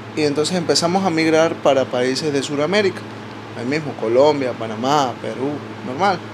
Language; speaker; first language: Spanish; native; Spanish